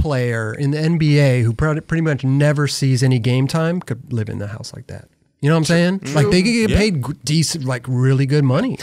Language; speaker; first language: English; native; English